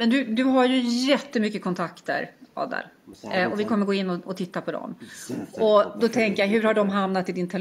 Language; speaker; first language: Swedish; native; Swedish